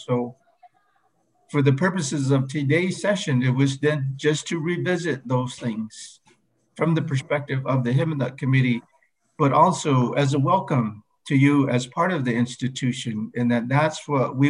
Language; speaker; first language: English; early bilingual, other home language; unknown